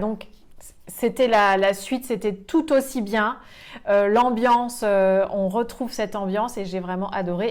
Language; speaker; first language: French; native; French